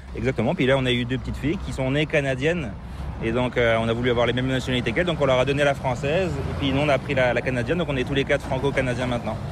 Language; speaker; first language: French; native; French